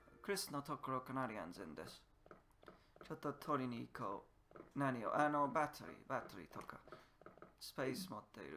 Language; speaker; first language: Japanese; non-native, learner; English